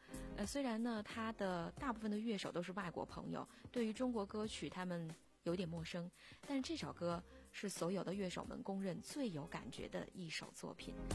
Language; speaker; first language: Chinese; native; Chinese